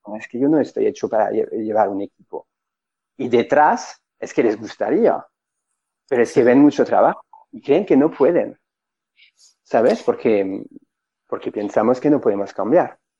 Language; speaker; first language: Spanish; non-native, fluent; French